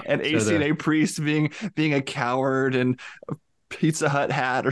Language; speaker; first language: English; native; English